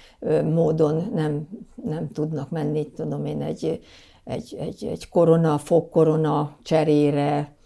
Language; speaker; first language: Hungarian; native; Hungarian